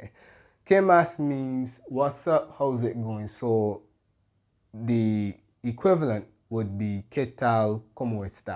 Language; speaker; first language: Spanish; non-native, fluent; English